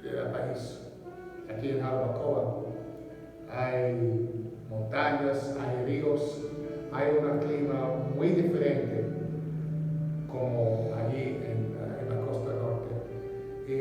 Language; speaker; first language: Spanish; non-native, learner; English